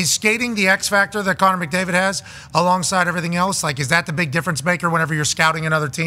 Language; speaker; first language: English; native; English